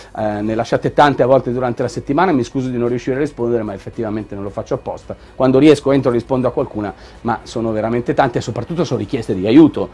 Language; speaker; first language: Italian; native; Italian